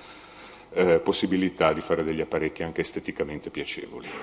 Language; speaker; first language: Italian; native; Italian